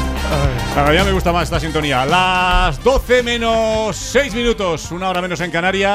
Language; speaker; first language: Spanish; native; Spanish